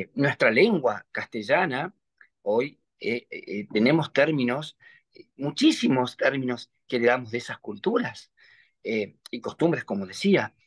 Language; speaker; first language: Spanish; native; Spanish